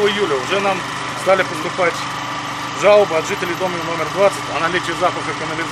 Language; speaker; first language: Russian; native; Russian